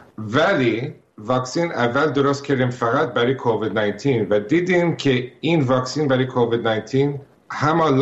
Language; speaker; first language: Persian; early bilingual, heritage; Persian